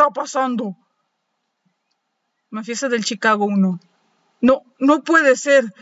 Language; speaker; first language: Spanish; native; Spanish